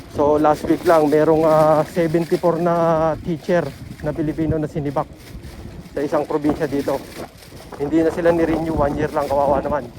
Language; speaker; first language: Filipino; native; Filipino